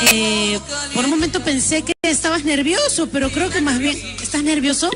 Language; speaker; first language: Spanish; native; Spanish